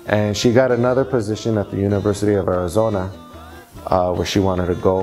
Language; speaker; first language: English; native; English